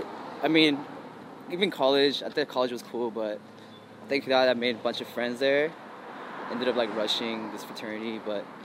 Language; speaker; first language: English; early bilingual, other home language; Korean